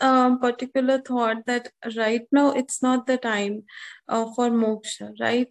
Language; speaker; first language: English; non-native, local second language; Hindi